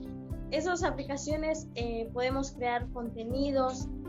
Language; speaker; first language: Spanish; non-native, local second language; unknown